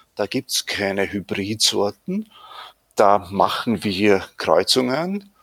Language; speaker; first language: German; native; German